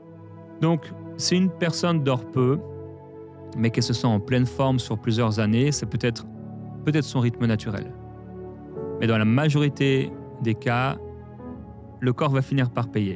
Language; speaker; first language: French; native; French